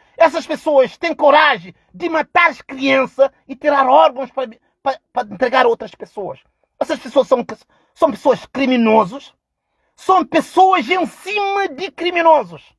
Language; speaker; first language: Portuguese; non-native, local second language; Kabuverdianu